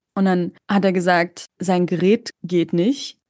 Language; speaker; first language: German; native; German